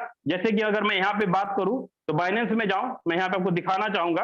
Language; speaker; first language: Hindi; native; Hindi